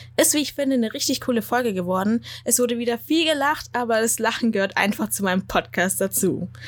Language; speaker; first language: German; early bilingual, other home language; Ewe